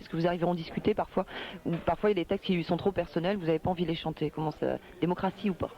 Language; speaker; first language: French; native; French